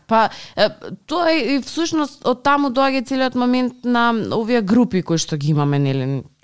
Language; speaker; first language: Macedonian; native; Macedonian